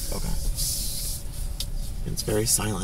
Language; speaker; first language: English; native; English